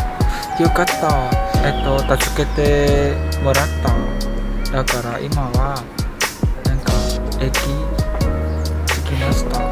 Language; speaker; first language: Japanese; non-native, learner; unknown